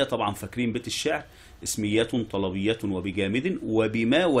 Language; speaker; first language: Arabic; native; Arabic